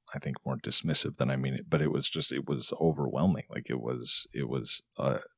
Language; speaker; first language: English; native; English